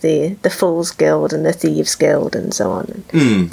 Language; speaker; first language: English; native; English